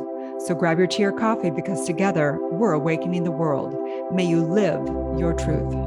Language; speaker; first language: English; native; English